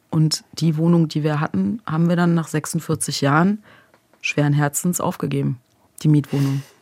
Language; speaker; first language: German; early bilingual, other home language; Croatian